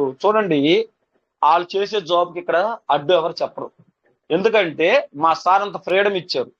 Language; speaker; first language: Telugu; native; Telugu